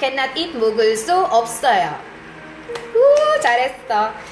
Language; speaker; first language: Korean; non-native, fluent; Iloko